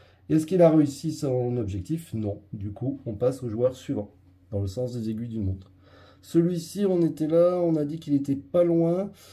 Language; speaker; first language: French; native; French